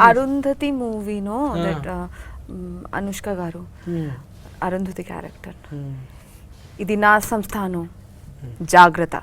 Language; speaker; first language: Telugu; non-native, learner; Bangla